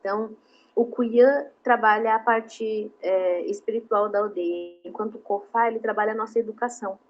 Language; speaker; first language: Portuguese; non-native, local second language; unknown